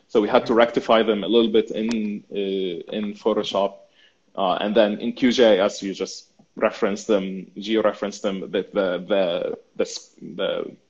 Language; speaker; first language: English; non-native, fluent; Arabic